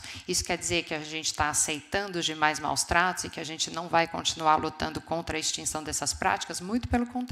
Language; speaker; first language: Portuguese; native; Portuguese